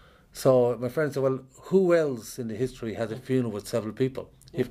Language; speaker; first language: English; native; English